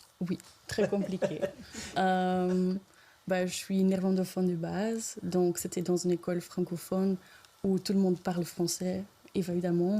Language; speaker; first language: French; non-native, local second language; Dutch